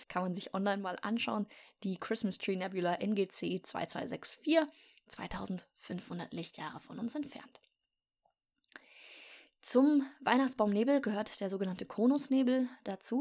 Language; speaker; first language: German; native; German